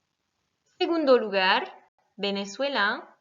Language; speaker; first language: Spanish; non-native, fluent; French